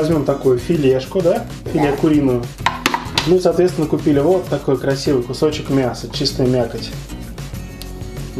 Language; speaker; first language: Russian; native; Russian